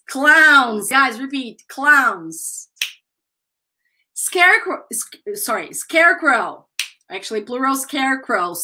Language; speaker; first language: English; non-native, fluent; Portuguese